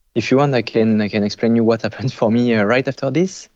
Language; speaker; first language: English; non-native, fluent; French